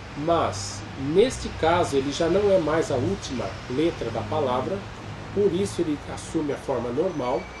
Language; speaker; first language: Portuguese; native; Portuguese